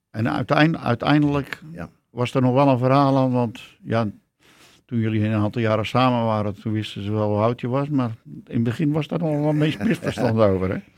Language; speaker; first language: Dutch; native; Dutch